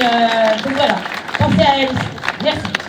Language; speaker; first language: French; native; French